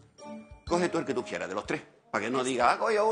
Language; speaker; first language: Spanish; native; Spanish